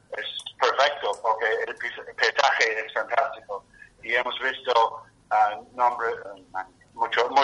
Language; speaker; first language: Spanish; non-native, learner; English